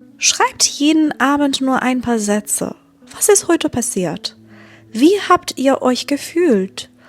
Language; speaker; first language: German; non-native, fluent; Persian